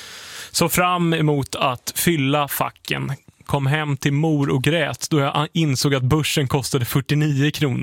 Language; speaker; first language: Swedish; native; Swedish